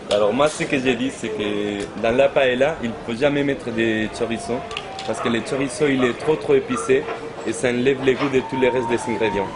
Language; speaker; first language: French; non-native, fluent; Spanish